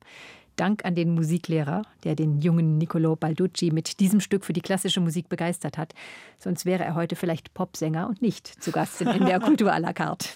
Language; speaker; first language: German; native; German